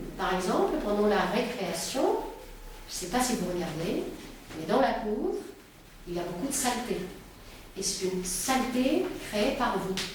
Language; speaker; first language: French; non-native, fluent; Albanian